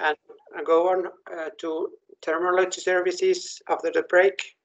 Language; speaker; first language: English; non-native, fluent; Finnish